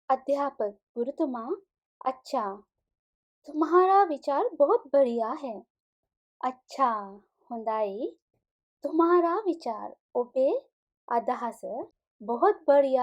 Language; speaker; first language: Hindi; non-native, fluent; Sinhala